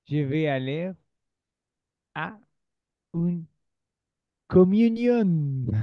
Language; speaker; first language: French; non-native, learner; Spanish